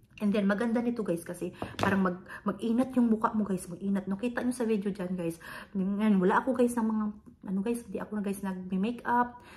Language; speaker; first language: Filipino; non-native, local second language; Hiligaynon